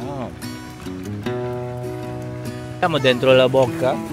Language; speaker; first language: Italian; non-native, fluent; Filipino